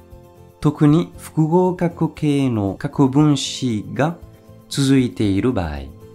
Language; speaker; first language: Japanese; non-native, fluent; French